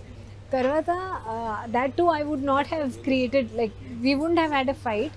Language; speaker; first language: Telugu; non-native, learner; Hindi